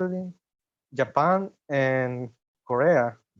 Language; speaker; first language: English; non-native, learner; Spanish